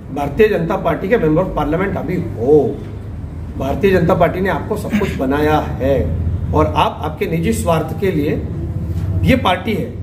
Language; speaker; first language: Hindi; non-native, local second language; Marathi